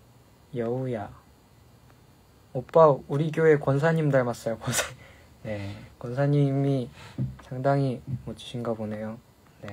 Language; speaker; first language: Korean; native; Korean